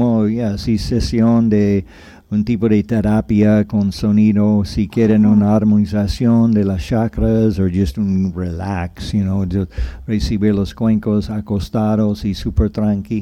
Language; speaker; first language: Spanish; non-native, fluent; English